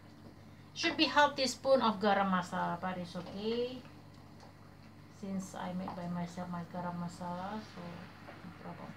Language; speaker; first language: English; non-native, learner; Indonesian